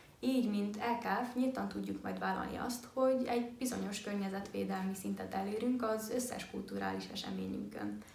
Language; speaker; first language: Hungarian; early bilingual, heritage; Hungarian